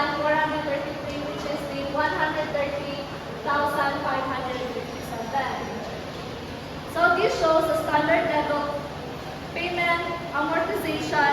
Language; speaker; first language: English; non-native, local second language; Cebuano